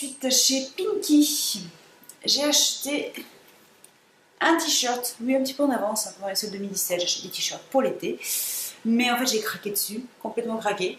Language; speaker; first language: French; native; French